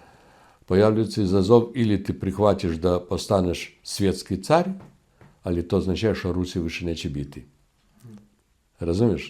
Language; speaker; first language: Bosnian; non-native, fluent; Russian